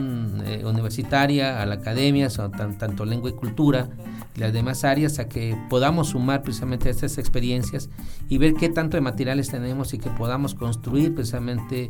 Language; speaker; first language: Spanish; native; Spanish